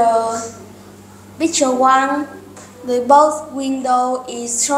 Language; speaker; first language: English; non-native, learner; Vietnamese